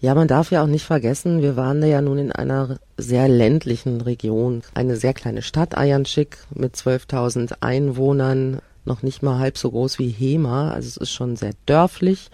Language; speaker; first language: German; native; German